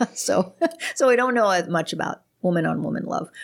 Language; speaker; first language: English; native; English